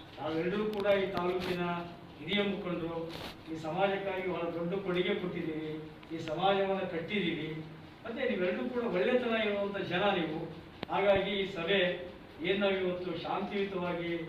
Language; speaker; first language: Kannada; non-native, local second language; Lambadi